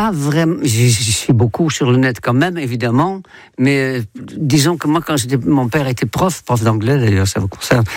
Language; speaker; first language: French; non-native, fluent; Dutch